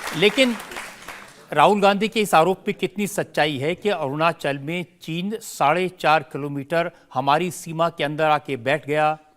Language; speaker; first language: Hindi; native; Hindi